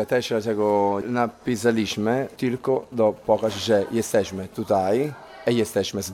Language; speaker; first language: Polish; non-native, learner; Italian